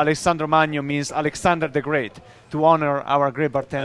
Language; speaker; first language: English; non-native, fluent; Italian